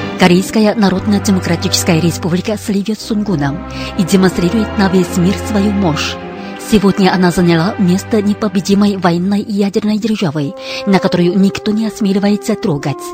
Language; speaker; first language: Russian; non-native, fluent; Korean